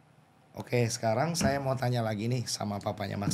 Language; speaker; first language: Indonesian; native; Indonesian